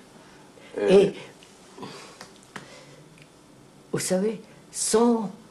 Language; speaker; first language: French; non-native, fluent; Telugu